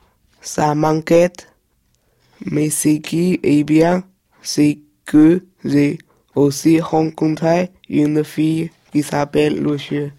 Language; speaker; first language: French; early bilingual, other home language; Chinese